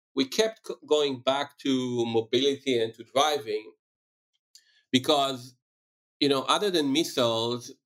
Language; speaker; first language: English; non-native, fluent; Hebrew